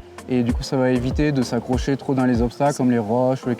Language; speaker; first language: French; native; French